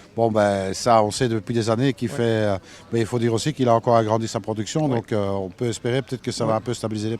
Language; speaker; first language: French; native; French